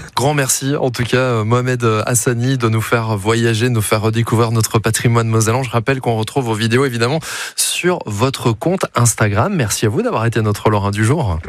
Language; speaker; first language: French; native; French